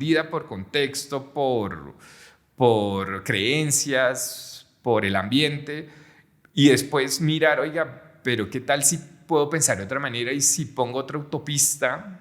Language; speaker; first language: Spanish; native; Spanish